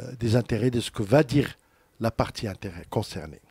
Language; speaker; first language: French; non-native, local second language; Arabic